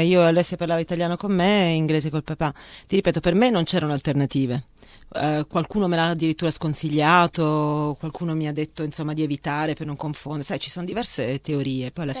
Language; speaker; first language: Italian; native; Italian